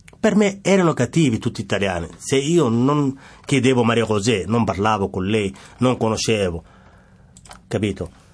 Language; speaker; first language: Italian; non-native, fluent; Somali